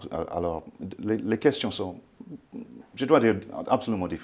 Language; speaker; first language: French; non-native, fluent; English